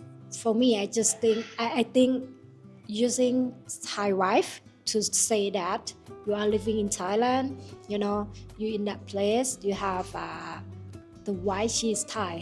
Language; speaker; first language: English; non-native, learner; Thai